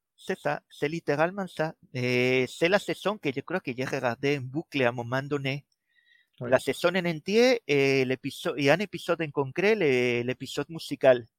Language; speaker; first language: French; non-native, fluent; Spanish